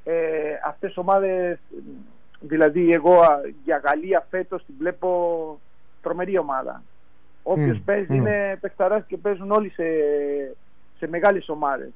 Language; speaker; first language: Greek; non-native, fluent; Spanish